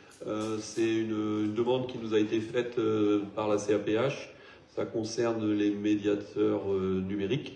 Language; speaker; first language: French; native; French